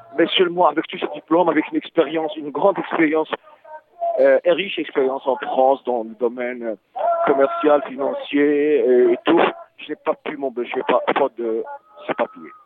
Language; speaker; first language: French; non-native, local second language; Arabic